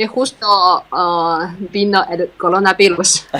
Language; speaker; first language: Spanish; non-native, fluent; Chinese